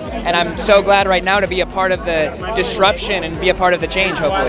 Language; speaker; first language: English; native; English